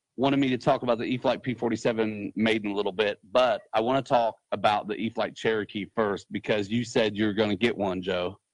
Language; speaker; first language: English; native; English